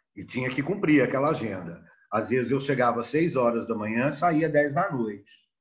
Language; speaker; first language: Portuguese; native; Portuguese